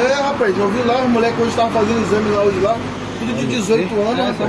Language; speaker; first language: Portuguese; native; Portuguese